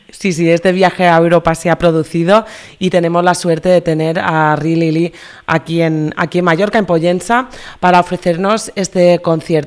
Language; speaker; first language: Spanish; non-native, local second language; Catalan